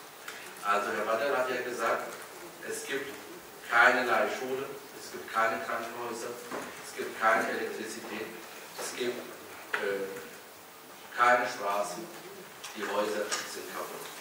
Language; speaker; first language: German; early bilingual, other home language; Kurdish